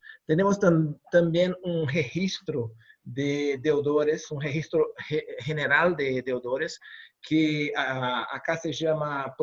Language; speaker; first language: Spanish; non-native, fluent; Portuguese